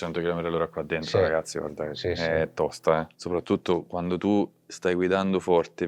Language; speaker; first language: Italian; native; Italian